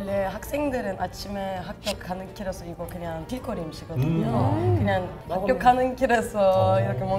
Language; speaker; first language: Korean; non-native, fluent; Turkish